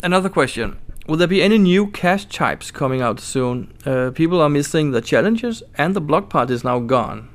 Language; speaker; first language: English; non-native, fluent; Danish